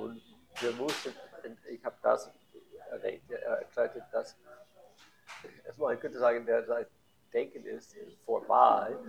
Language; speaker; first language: German; non-native, learner; English